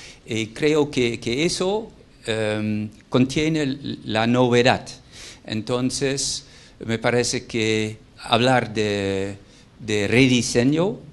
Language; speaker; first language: Spanish; non-native, fluent; Dutch